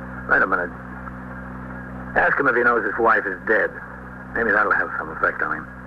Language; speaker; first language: English; native; English